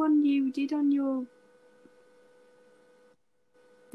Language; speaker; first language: English; native; English